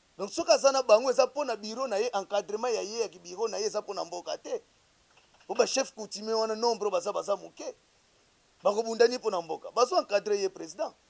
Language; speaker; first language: Lingala; non-native, local second language; Kongo